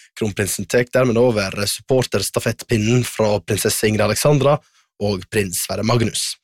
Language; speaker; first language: Norwegian; native; Norwegian